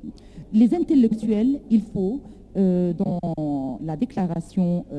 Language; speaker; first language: French; non-native, learner; Arabic